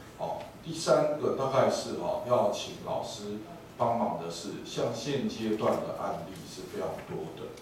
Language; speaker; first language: Chinese; native; Chinese